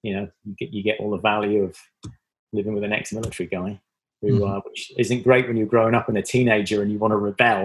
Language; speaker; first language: English; native; English